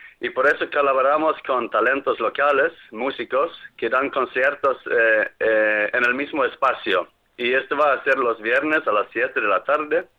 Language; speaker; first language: Spanish; non-native, fluent; Swedish